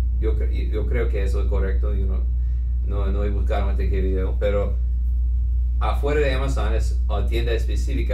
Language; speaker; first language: Spanish; non-native, fluent; English